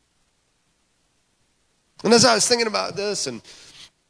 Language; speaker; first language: English; native; English